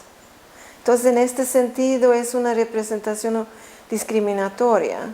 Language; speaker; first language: Spanish; non-native, fluent; Swedish